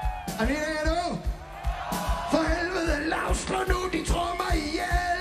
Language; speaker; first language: Swedish; non-native, learner; Danish